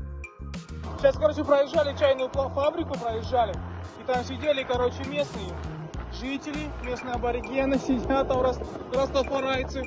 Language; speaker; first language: Russian; native; Russian